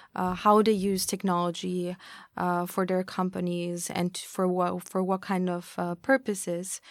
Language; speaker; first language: English; non-native, fluent; German